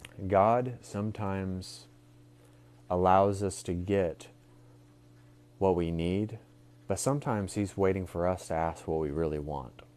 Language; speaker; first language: English; native; English